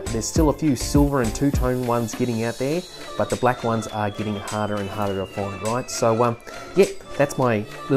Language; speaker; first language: English; native; English